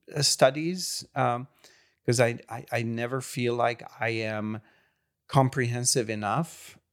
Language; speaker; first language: English; non-native, fluent; Hungarian